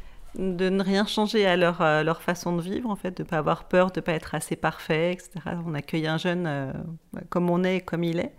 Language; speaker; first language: French; native; French